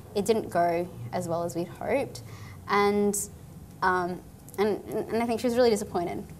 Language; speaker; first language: English; native; English